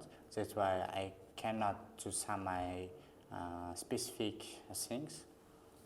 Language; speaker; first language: English; non-native, learner; Uzbek